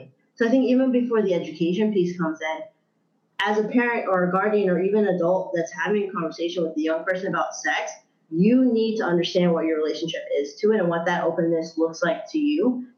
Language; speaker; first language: English; native; English